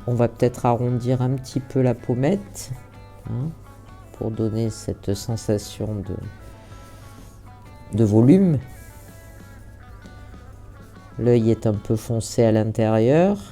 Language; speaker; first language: French; native; French